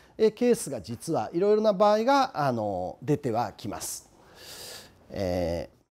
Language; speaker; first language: Japanese; native; Japanese